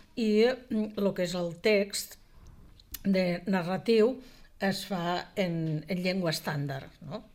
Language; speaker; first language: Catalan; native; Catalan